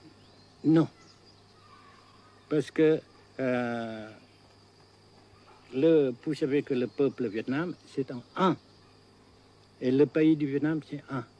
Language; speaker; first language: French; non-native, fluent; Vietnamese